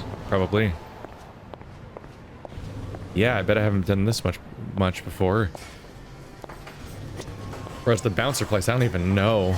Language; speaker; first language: English; native; English